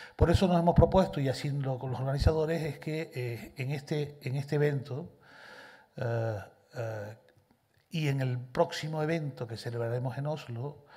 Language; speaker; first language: Spanish; native; Spanish